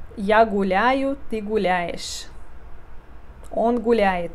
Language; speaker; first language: Russian; non-native, fluent; Portuguese